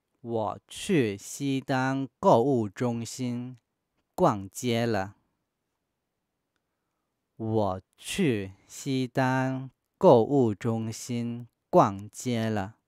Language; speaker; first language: Chinese; non-native, fluent; Korean